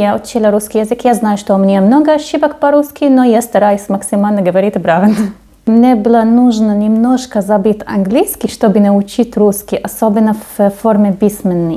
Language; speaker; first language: Russian; non-native, fluent; Arabic